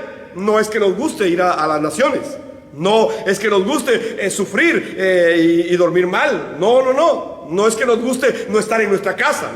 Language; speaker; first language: Spanish; native; Spanish